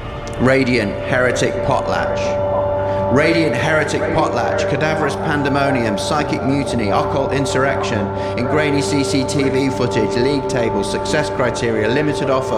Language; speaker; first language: English; native; English